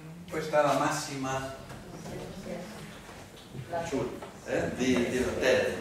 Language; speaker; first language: Italian; non-native, learner; Spanish